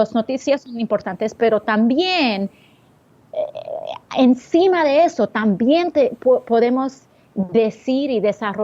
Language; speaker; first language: Spanish; early bilingual, heritage; English